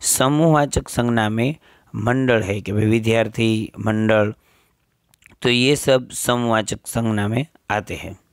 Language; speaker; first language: Hindi; non-native, local second language; Gujarati